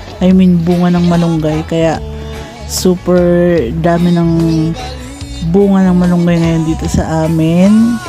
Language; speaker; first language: Filipino; non-native, local second language; Iloko